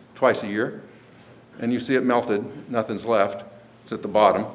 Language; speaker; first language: English; native; English